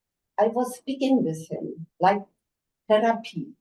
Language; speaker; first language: English; non-native, learner; German